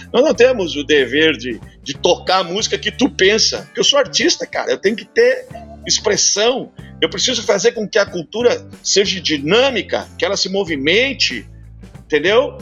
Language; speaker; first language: Portuguese; native; Portuguese